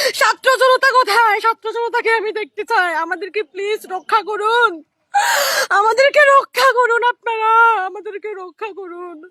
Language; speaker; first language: Bangla; non-native, local second language; Chakma